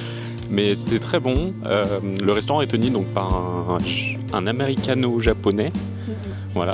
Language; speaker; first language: French; native; French